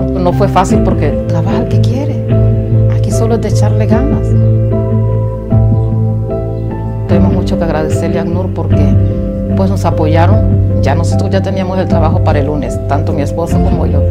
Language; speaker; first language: Spanish; native; Spanish